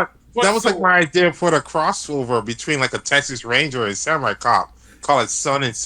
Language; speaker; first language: English; native; English